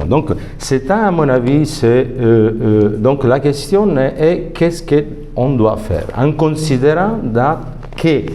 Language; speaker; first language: French; non-native, fluent; Italian